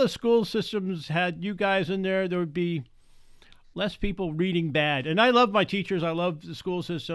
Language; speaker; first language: English; native; English